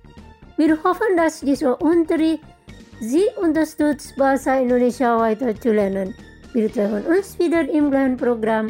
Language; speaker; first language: German; non-native, fluent; Indonesian